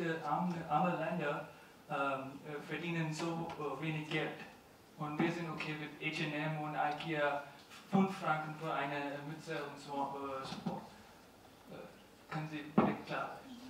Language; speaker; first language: German; non-native, learner; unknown